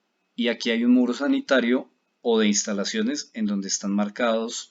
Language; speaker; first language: Spanish; native; Spanish